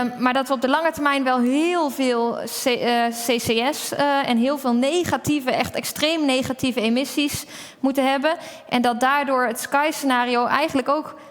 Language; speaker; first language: Dutch; native; Dutch